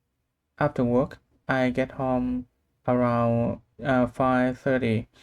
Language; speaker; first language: English; non-native, learner; Vietnamese